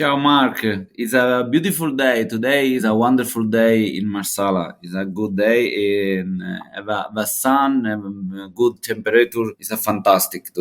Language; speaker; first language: English; non-native, learner; Italian